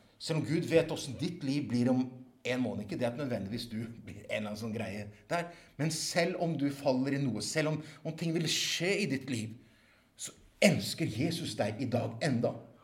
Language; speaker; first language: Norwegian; native; Norwegian